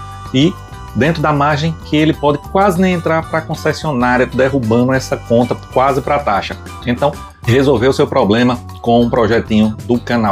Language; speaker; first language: Portuguese; native; Portuguese